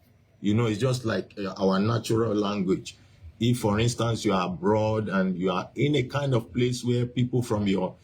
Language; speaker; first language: English; non-native, local second language; Yoruba